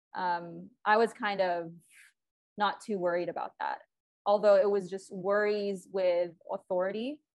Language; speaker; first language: English; non-native, local second language; Filipino